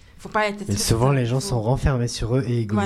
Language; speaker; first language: French; native; French